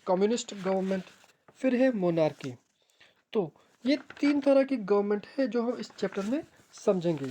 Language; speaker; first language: Hindi; native; Hindi